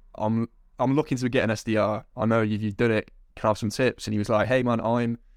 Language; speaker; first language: English; native; English